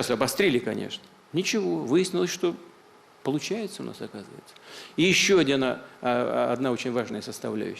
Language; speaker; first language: Russian; native; Russian